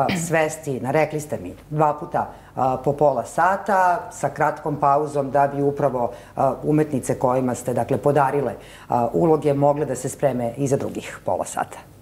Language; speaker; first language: Serbian; native; Serbian